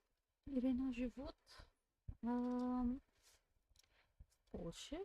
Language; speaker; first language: Russian; non-native, learner; English